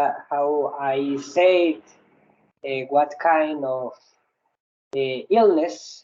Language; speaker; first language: English; non-native, learner; Spanish